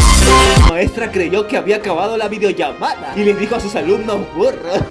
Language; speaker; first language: Spanish; native; Spanish